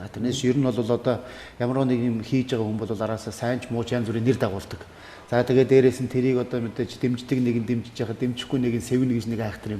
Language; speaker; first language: Mongolian; native; Mongolian